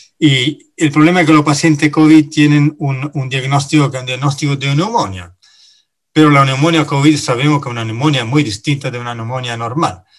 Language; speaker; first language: Spanish; non-native, fluent; Italian